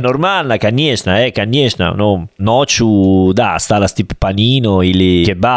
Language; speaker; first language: Russian; non-native, learner; Italian